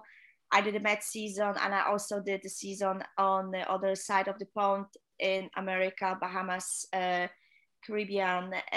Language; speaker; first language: English; non-native, fluent; Polish